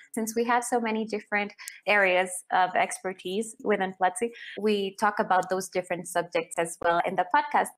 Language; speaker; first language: English; non-native, fluent; Spanish